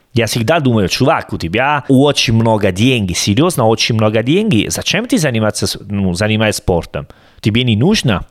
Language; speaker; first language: Russian; non-native, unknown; Italian